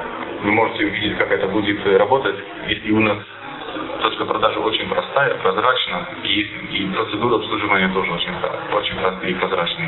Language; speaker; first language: Russian; non-native, fluent; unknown